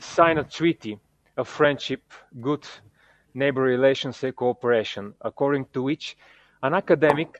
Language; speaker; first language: English; non-native, fluent; Bulgarian